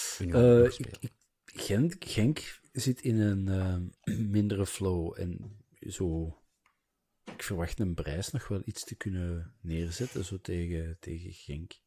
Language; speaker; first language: Dutch; native; Dutch